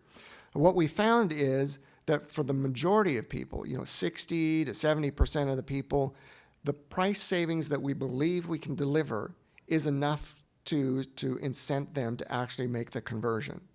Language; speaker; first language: English; native; English